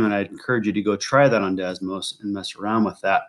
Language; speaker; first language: English; native; English